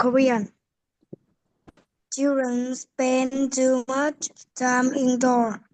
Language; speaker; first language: English; non-native, learner; Vietnamese